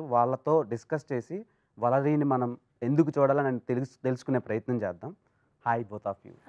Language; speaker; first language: Telugu; native; Telugu